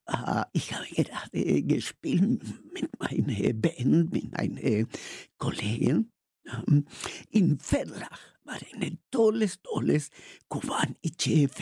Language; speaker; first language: German; non-native, learner; Spanish